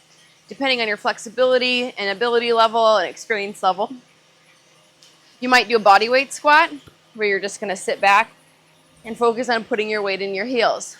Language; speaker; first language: English; native; English